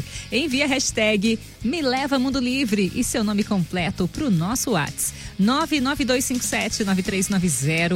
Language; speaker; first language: Portuguese; native; Portuguese